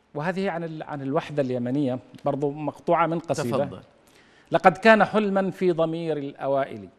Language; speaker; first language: Arabic; native; Arabic